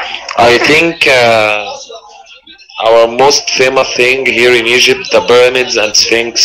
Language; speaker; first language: English; non-native, learner; Arabic